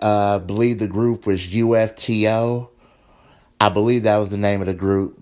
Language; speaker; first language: English; native; English